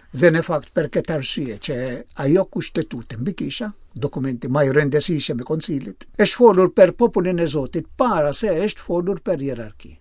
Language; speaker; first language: Albanian; non-native, fluent; Maltese